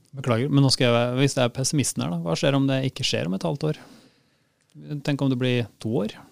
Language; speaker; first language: Norwegian; native; Norwegian